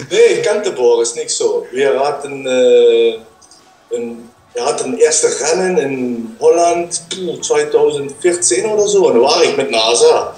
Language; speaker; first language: German; non-native, learner; Dutch